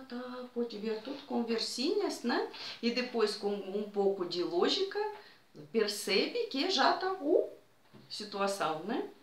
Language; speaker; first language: Portuguese; non-native, fluent; Russian